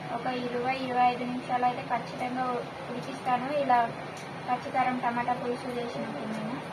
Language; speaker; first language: Telugu; native; Telugu